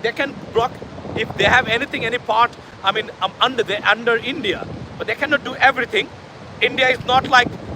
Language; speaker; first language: English; non-native, local second language; Sylheti